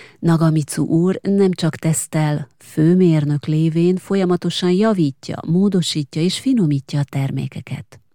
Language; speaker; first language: Hungarian; native; Hungarian